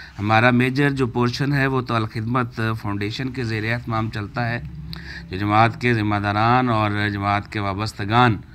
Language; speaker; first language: Urdu; non-native, local second language; Punjabi